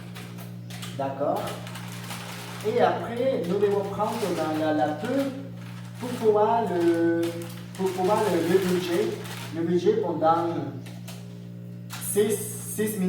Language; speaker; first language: French; non-native, learner; Spanish